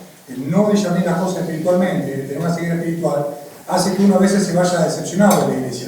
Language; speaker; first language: Spanish; native; Spanish